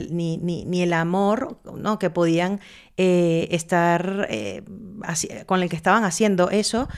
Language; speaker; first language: Spanish; native; Spanish